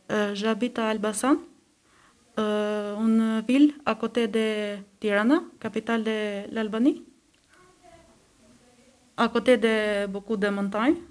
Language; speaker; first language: French; non-native, learner; Albanian